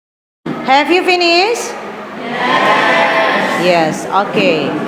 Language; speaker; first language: English; non-native, fluent; Indonesian